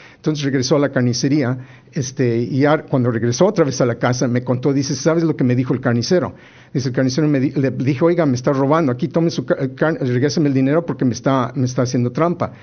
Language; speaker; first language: Spanish; native; Spanish